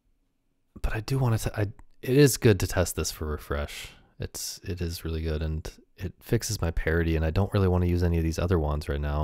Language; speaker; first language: English; native; English